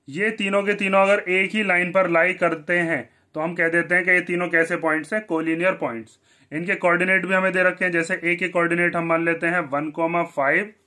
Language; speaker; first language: Hindi; native; Hindi